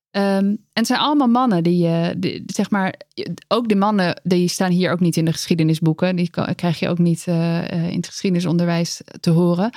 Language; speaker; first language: Dutch; native; Dutch